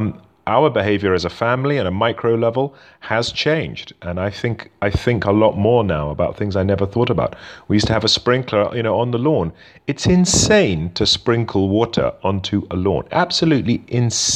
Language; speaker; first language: English; native; English